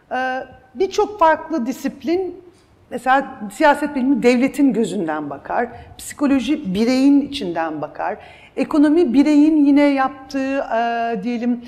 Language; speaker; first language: Turkish; native; Turkish